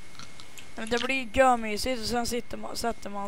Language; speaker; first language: Swedish; native; Swedish